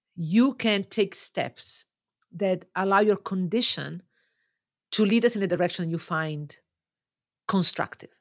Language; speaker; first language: English; non-native, fluent; Italian